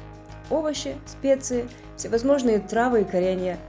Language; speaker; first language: Russian; native; Russian